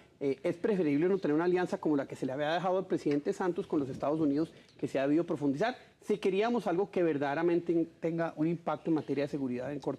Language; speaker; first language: Spanish; native; Spanish